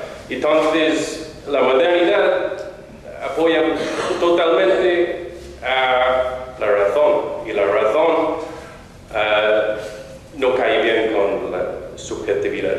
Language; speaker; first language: Spanish; non-native, fluent; English